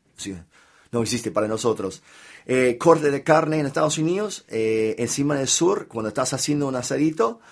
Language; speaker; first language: Spanish; non-native, fluent; English